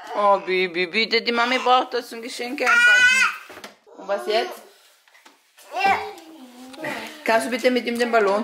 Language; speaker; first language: German; native; German